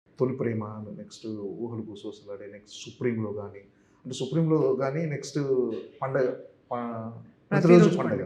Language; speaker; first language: Telugu; native; Telugu